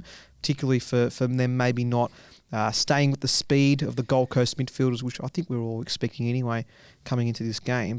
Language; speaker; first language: English; native; English